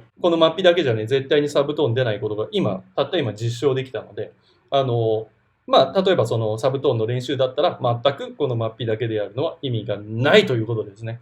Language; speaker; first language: Japanese; native; Japanese